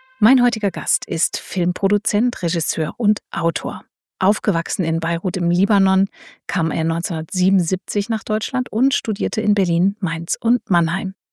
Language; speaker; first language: German; native; German